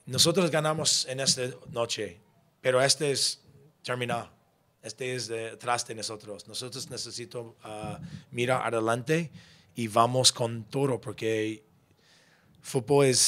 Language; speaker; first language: Spanish; non-native, learner; English